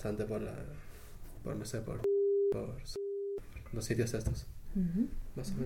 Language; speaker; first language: Spanish; native; Spanish